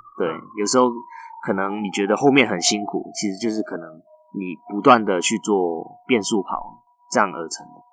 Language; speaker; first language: Chinese; non-native, fluent; Cantonese